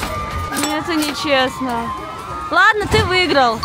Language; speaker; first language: Russian; native; Russian